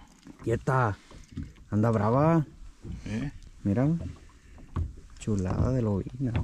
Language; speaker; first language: Spanish; native; Spanish